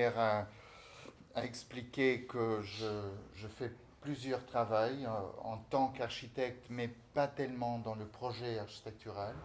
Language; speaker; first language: French; non-native, fluent; Portuguese